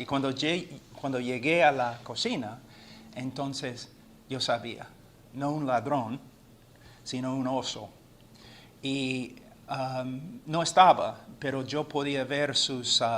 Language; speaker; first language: Spanish; non-native, fluent; English